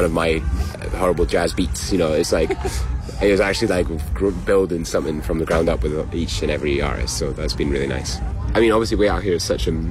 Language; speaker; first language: English; native; English